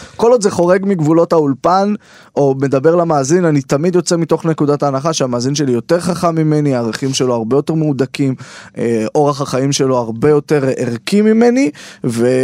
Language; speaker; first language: Hebrew; native; Hebrew